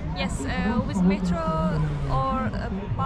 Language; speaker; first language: English; non-native, learner; Azerbaijani